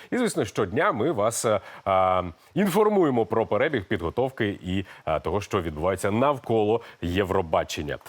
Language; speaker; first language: Ukrainian; native; Ukrainian